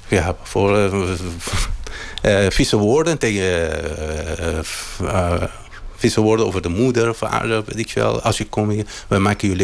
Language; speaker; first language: Dutch; non-native, learner; Arabic